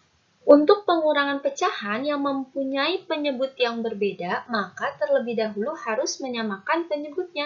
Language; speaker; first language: Indonesian; native; Indonesian